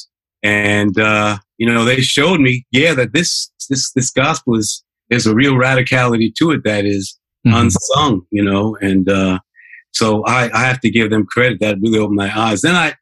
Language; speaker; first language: English; native; English